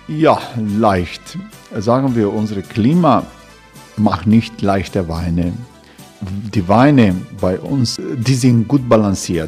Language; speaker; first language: German; non-native, fluent; Croatian